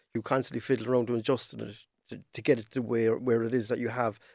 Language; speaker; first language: English; native; English